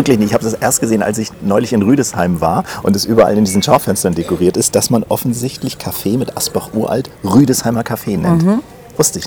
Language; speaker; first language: German; native; German